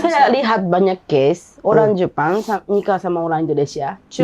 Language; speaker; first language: Indonesian; non-native, fluent; Japanese